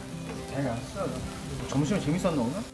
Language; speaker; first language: Korean; native; Korean